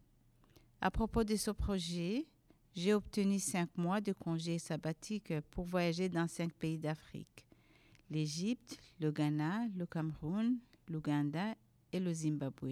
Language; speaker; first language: French; non-native, local second language; Kinyarwanda